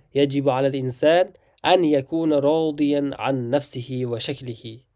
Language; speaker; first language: Arabic; non-native, fluent; Uzbek